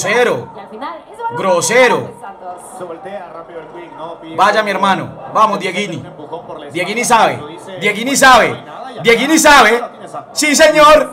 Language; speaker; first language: Spanish; native; Spanish